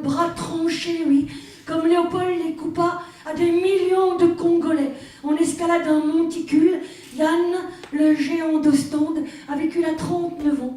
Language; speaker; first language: French; native; French